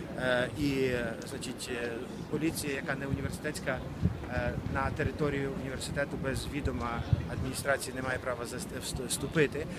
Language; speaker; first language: Ukrainian; native; Ukrainian